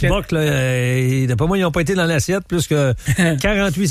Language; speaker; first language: French; native; French